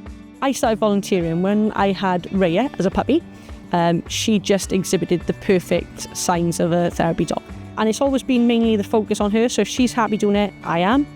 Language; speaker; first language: English; native; English